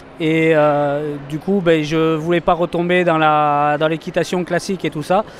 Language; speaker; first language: French; native; French